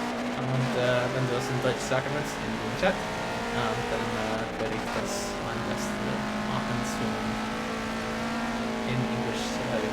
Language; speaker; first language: German; non-native, learner; English